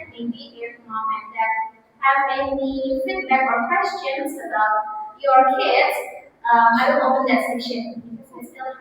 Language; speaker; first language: English; non-native, fluent; Indonesian